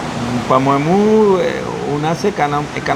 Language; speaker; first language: Russian; non-native, learner; Spanish